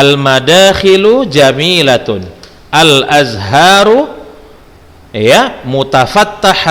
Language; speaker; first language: Arabic; non-native, fluent; Indonesian